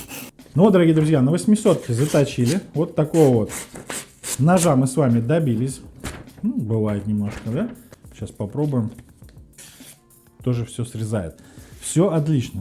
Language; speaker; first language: Russian; native; Russian